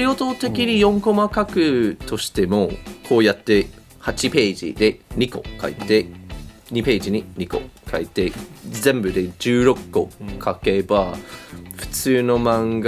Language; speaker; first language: Japanese; non-native, fluent; French